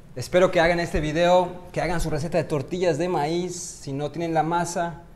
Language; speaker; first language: Spanish; early bilingual, heritage; Spanish